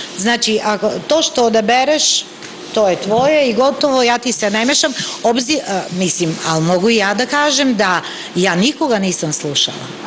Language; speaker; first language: Serbian; non-native, local second language; Turkish